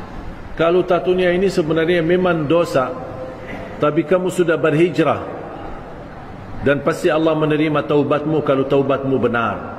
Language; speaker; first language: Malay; non-native, fluent; Arabic